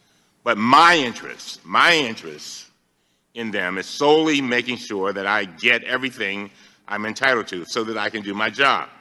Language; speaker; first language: English; native; English